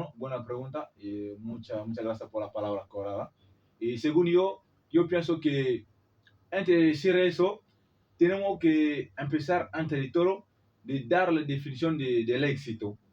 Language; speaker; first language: Spanish; non-native, learner; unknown